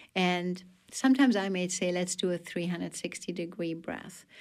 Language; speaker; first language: English; non-native, fluent; German